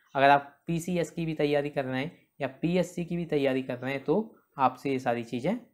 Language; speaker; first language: Hindi; native; Hindi